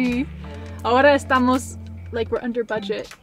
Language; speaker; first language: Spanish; non-native, fluent; English